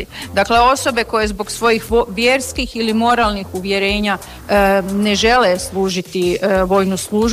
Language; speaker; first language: Serbian; native; Serbian